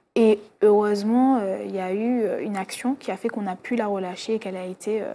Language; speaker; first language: French; native; French